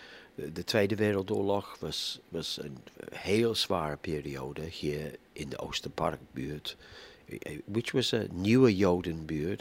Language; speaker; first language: Dutch; non-native, fluent; English